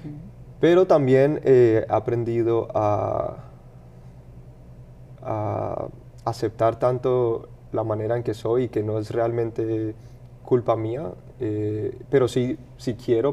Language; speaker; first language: Spanish; early bilingual, heritage; Spanish